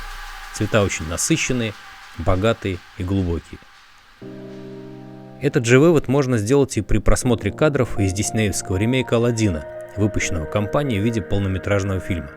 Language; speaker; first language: Russian; native; Russian